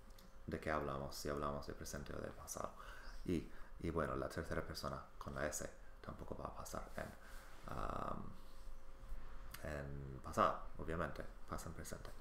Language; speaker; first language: Spanish; non-native, fluent; English